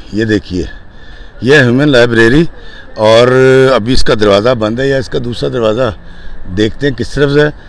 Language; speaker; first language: Urdu; non-native, local second language; Punjabi